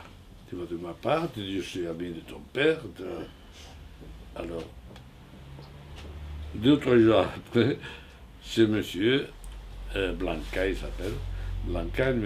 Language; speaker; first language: French; non-native, fluent; Spanish